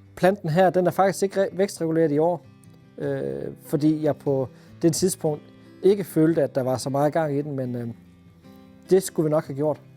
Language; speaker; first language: Danish; native; Danish